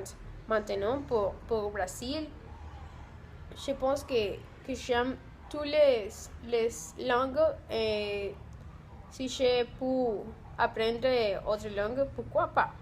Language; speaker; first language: French; non-native, learner; Spanish